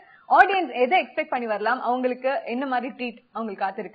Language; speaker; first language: Tamil; native; Tamil